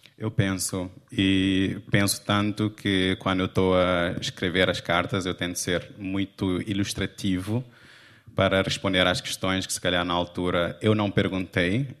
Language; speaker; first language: Portuguese; non-native, local second language; Kabuverdianu